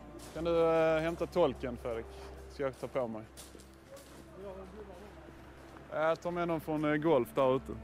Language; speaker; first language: Swedish; native; Swedish